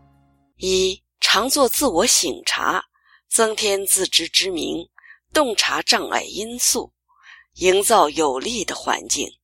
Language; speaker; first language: Chinese; native; Chinese